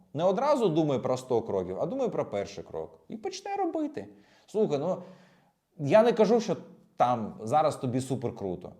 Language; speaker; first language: Ukrainian; non-native, local second language; Russian